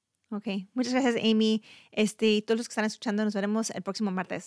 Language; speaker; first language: Spanish; early bilingual, heritage; Spanish